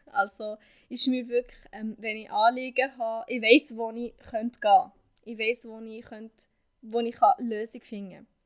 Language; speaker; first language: German; non-native, fluent; Arabic